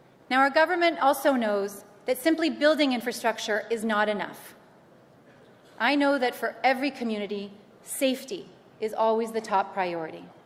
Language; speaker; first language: English; native; English